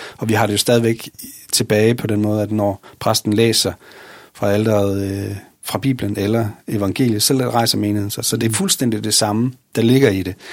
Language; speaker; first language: Danish; native; Danish